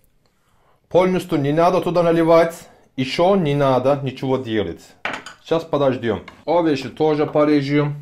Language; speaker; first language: Russian; non-native, learner; Turkish